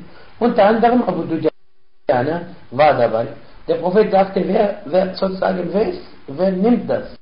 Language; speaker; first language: German; non-native, fluent; Arabic